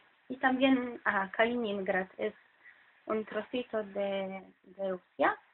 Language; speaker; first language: Spanish; non-native, fluent; Polish